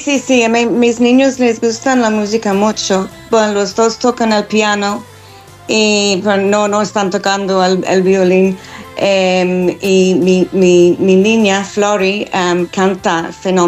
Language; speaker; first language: Spanish; non-native, fluent; English